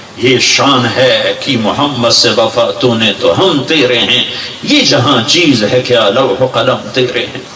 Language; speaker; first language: Urdu; non-native, local second language; Punjabi